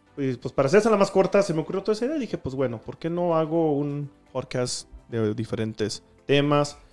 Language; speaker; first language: Spanish; early bilingual, heritage; Spanish